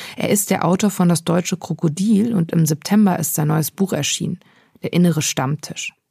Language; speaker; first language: German; native; German